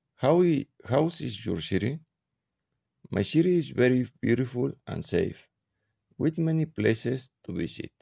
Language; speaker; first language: English; non-native, learner; Spanish